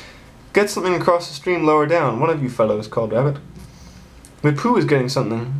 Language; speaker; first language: English; native; English